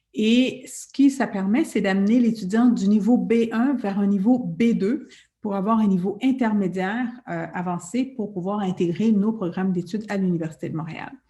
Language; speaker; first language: French; native; French